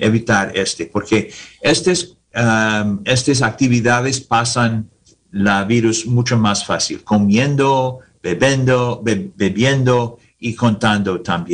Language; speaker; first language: Spanish; non-native, learner; English